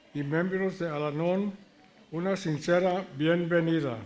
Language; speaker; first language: Spanish; early bilingual, heritage; Spanish